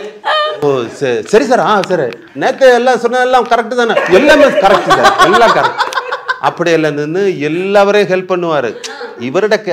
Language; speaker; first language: Tamil; non-native, learner; Malayalam